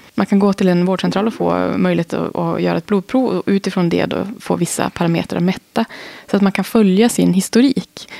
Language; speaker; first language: Swedish; native; Swedish